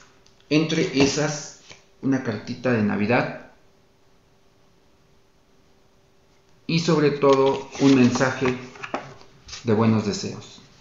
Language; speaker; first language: Spanish; native; Spanish